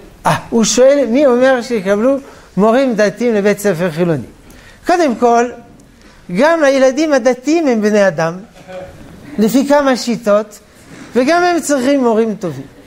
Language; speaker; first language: Hebrew; non-native, fluent; French